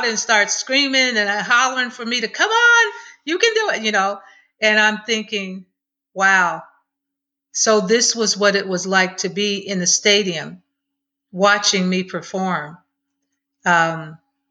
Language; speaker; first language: English; native; English